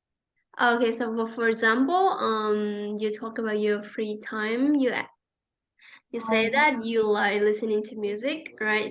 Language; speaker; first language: English; non-native, fluent; Vietnamese